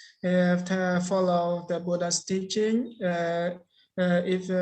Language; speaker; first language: English; non-native, learner; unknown